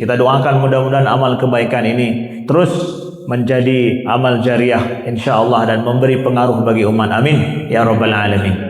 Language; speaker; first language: Malay; non-native, local second language; Achinese